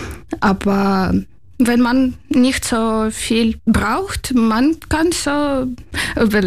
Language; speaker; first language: German; non-native, learner; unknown